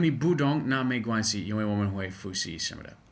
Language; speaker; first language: Chinese; non-native, fluent; English